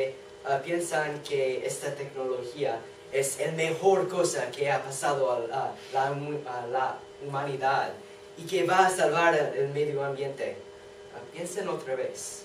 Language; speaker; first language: Spanish; non-native, learner; English